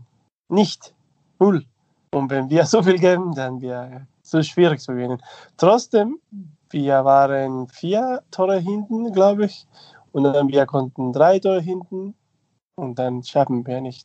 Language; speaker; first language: German; non-native, fluent; Spanish